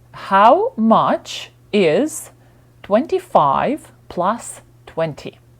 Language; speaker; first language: English; non-native, fluent; Ukrainian